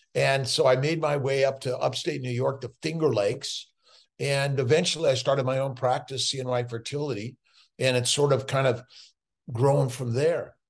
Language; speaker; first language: English; native; English